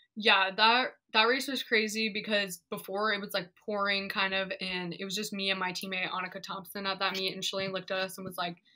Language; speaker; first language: English; native; English